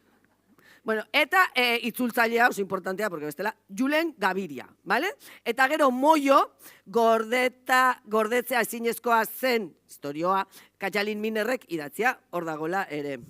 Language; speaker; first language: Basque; native; Basque